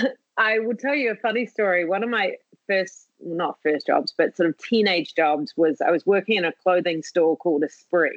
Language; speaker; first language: English; native; English